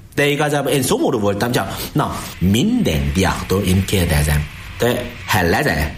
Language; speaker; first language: Hungarian; non-native, learner; Korean